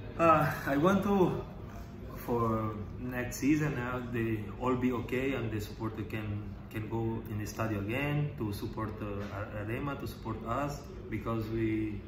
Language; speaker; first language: English; non-native, learner; Spanish